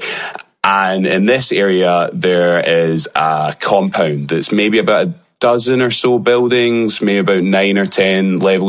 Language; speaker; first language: English; native; English